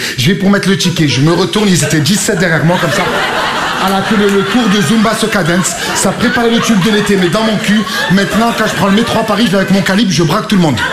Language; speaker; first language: French; native; French